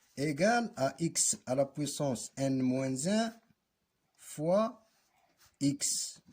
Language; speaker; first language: French; non-native, local second language; Arabic